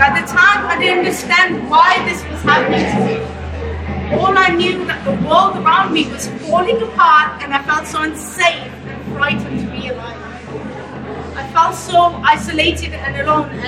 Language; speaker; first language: English; early bilingual, other home language; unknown